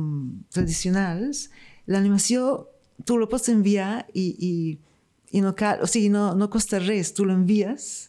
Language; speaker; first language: Catalan; non-native, fluent; Arabic